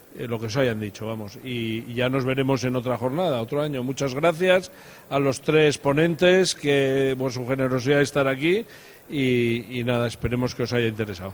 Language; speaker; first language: Spanish; native; Spanish